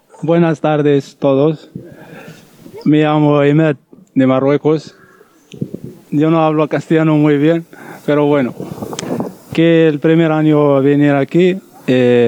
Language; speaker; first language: Spanish; non-native, learner; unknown